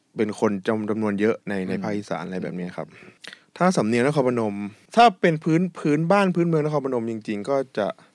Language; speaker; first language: Thai; native; Thai